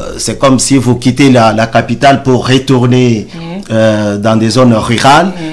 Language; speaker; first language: French; non-native, local second language; Luba-Lulua